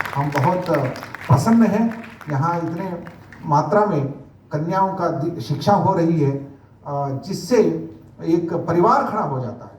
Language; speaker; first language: Hindi; non-native, local second language; Kannada